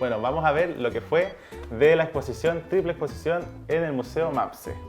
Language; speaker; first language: Spanish; native; Spanish